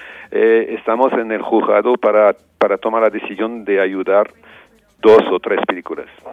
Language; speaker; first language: Spanish; non-native, learner; French